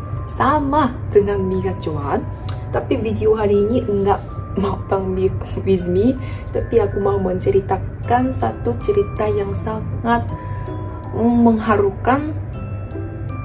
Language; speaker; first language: Indonesian; non-native, fluent; Korean